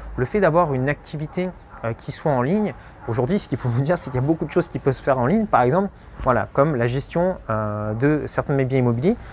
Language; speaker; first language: French; native; French